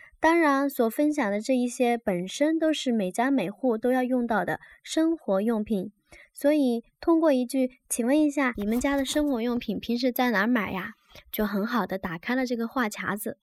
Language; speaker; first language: Chinese; native; Chinese